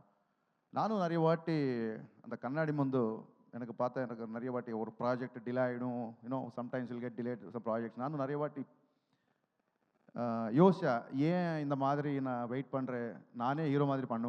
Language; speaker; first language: Tamil; non-native, learner; Telugu